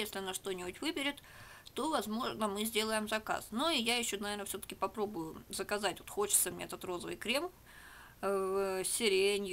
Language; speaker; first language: Russian; native; Russian